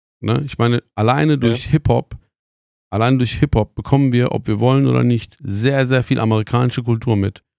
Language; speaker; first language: German; early bilingual, other home language; Persian